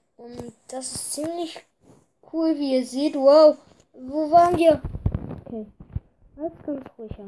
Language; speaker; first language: German; early bilingual, other home language; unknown